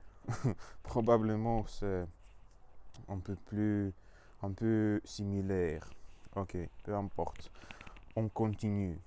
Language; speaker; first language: French; non-native, learner; Russian